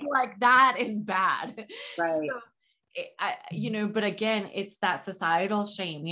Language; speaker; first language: English; native; English